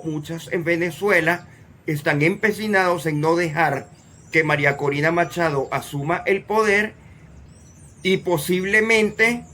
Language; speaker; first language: Spanish; native; Spanish